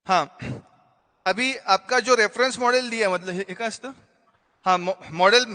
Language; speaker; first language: Hindi; non-native, local second language; Marathi